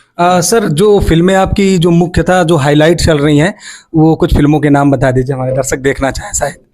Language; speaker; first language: Hindi; native; Hindi